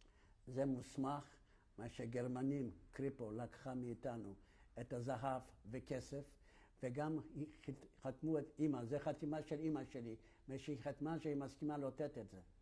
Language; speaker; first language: Hebrew; non-native, fluent; Yiddish